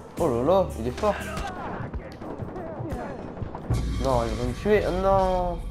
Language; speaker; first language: French; native; French